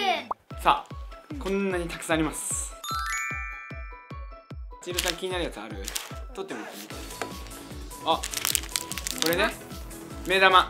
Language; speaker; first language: Japanese; native; Japanese